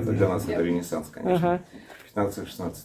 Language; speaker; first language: Russian; native; Russian